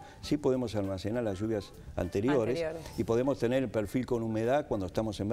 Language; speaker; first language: Spanish; native; Spanish